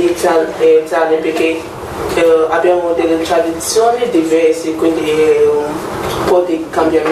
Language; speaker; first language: Italian; non-native, learner; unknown